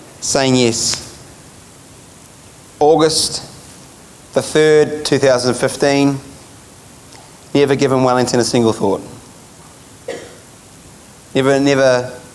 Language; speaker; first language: English; native; English